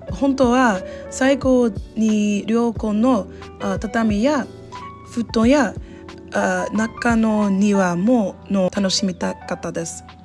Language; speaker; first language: Japanese; non-native, learner; English